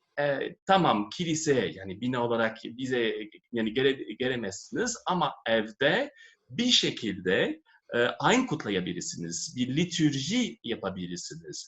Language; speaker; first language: Turkish; non-native, fluent; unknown